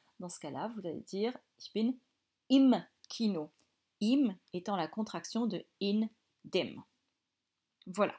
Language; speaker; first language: French; native; French